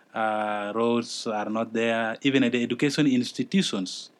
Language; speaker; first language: English; non-native, fluent; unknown